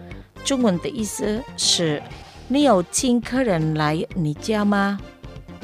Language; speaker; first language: Chinese; early bilingual, heritage; Chinese